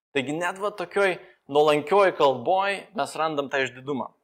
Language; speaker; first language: Lithuanian; non-native, fluent; Romanian